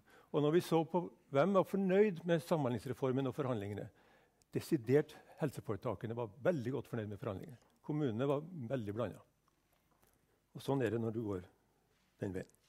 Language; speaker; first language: Norwegian; native; Norwegian